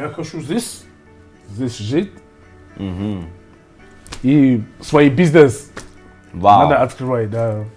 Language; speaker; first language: Russian; non-native, learner; English